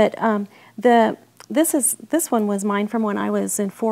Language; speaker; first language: English; native; English